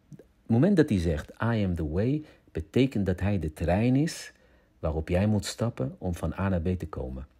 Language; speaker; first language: Dutch; early bilingual, other home language; Arabic